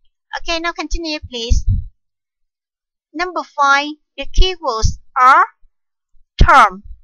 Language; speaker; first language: English; non-native, fluent; Vietnamese